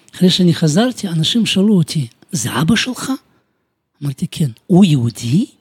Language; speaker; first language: Hebrew; non-native, fluent; Romanian